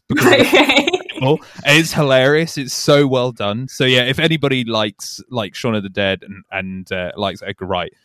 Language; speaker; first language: English; native; English